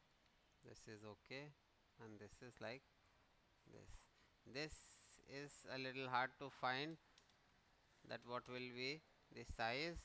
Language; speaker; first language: English; non-native, local second language; Hindi